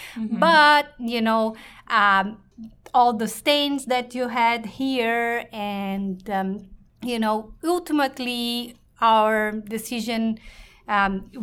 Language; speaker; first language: English; non-native, fluent; Portuguese